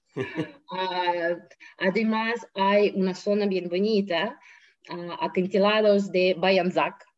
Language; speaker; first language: Spanish; non-native, fluent; Russian